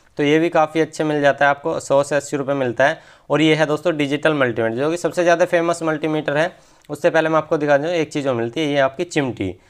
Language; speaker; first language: Hindi; native; Hindi